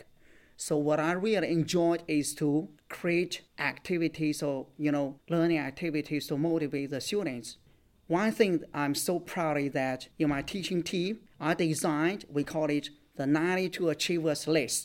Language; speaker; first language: English; non-native, fluent; Chinese